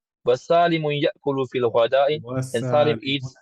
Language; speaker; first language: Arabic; non-native, learner; English